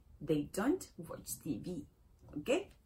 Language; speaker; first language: English; non-native, learner; Spanish